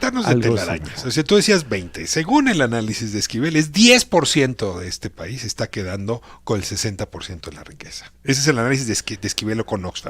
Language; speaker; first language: Spanish; native; Spanish